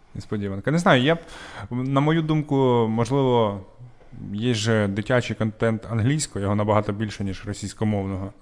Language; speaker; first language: Ukrainian; native; Ukrainian